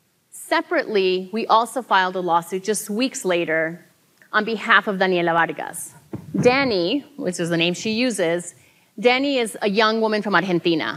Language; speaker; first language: English; early bilingual, other home language; Spanish